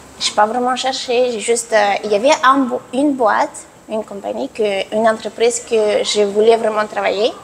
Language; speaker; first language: French; non-native, fluent; Russian